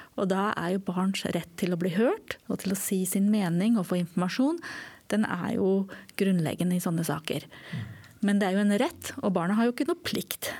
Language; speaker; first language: Norwegian; native; Norwegian